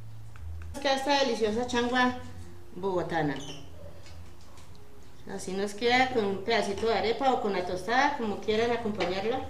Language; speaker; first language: Spanish; native; Spanish